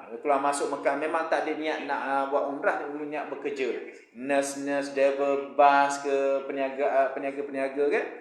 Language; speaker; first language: Malay; native; Malay